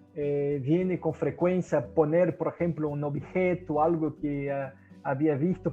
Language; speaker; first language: Spanish; non-native, fluent; Portuguese